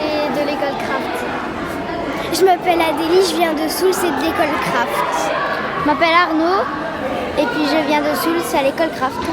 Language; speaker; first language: French; native; French